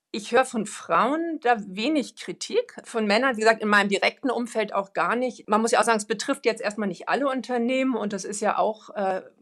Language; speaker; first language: German; non-native, fluent; Swedish